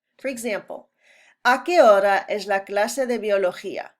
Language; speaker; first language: Spanish; non-native, fluent; English